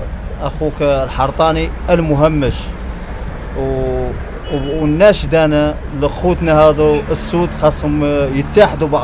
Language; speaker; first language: Arabic; native; Arabic